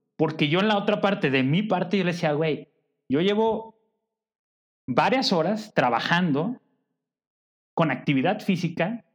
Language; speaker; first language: Spanish; native; Spanish